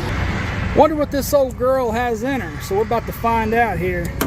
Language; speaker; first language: English; native; English